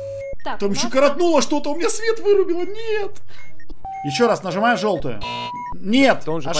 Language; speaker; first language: Russian; native; Russian